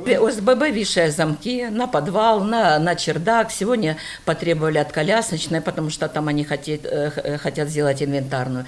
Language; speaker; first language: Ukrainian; non-native, local second language; Russian